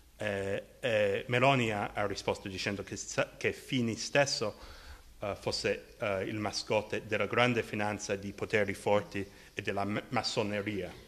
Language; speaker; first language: Italian; non-native, fluent; English